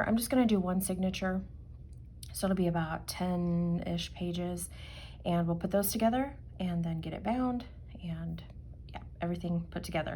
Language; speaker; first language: English; native; English